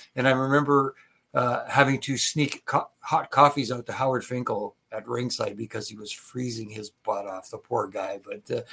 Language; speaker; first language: English; native; English